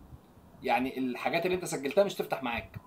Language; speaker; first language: Arabic; native; Arabic